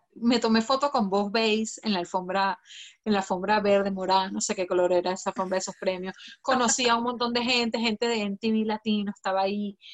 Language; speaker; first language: Spanish; native; Spanish